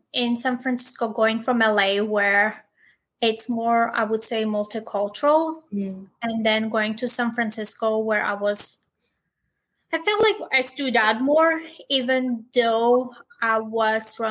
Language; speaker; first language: English; non-native, fluent; Armenian